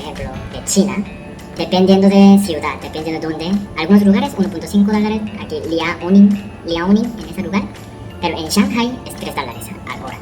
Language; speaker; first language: Spanish; non-native, learner; Korean